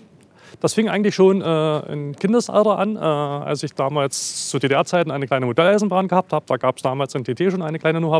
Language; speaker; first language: German; native; German